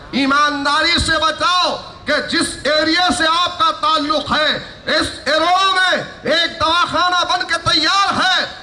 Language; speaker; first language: Urdu; native; Urdu